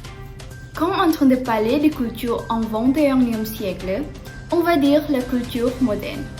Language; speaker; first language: French; non-native, learner; Indonesian